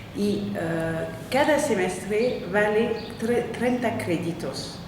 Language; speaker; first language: Spanish; non-native, fluent; French